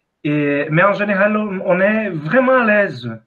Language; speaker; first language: French; non-native, fluent; Portuguese